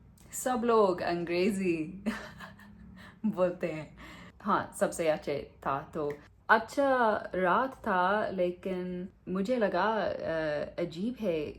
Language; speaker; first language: Hindi; non-native, learner; English